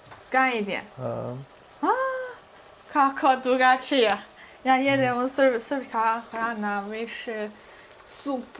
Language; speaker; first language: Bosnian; non-native, learner; Chinese